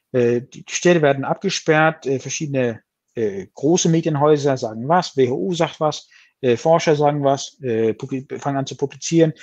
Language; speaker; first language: German; non-native, fluent; Danish